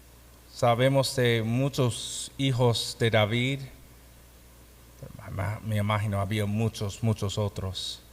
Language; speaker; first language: Spanish; non-native, fluent; English